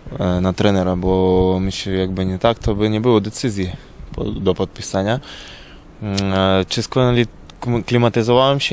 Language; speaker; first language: Polish; non-native, learner; Ukrainian